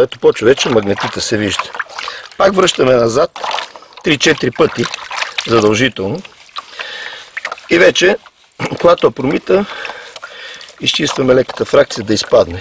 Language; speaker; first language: Bulgarian; native; Bulgarian